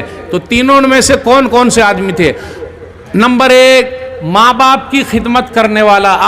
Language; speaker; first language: Hindi; native; Hindi